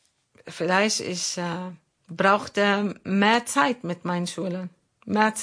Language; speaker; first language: German; non-native, learner; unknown